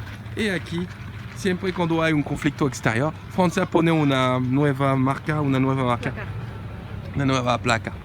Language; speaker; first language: Spanish; non-native, learner; French